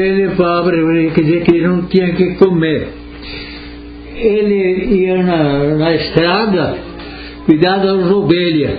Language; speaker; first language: Portuguese; non-native, local second language; Italian